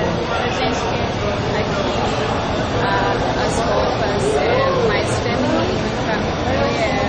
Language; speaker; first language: Portuguese; non-native, learner; English